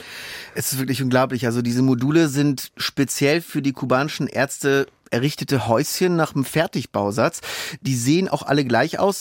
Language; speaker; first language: German; native; German